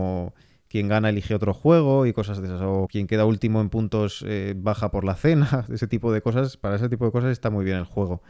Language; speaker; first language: Spanish; native; Spanish